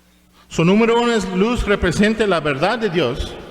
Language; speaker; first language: Spanish; non-native, fluent; English